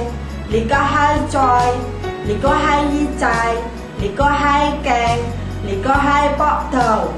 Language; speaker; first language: Cantonese; non-native, learner; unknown